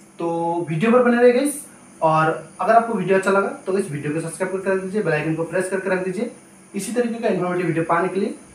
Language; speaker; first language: Hindi; non-native, local second language; Nepali